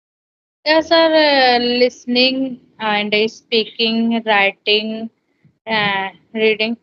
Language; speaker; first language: English; non-native, learner; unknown